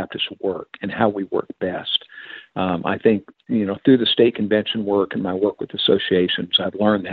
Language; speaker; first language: English; native; English